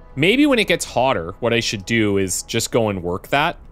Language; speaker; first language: English; native; English